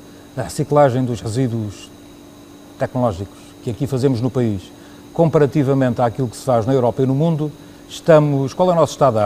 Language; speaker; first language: Portuguese; native; Portuguese